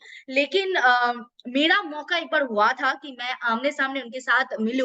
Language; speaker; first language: Hindi; native; Hindi